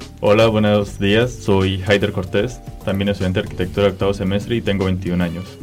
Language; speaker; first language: Spanish; native; Spanish